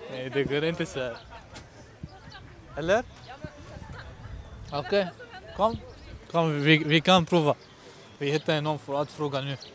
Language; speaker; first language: Swedish; non-native, learner; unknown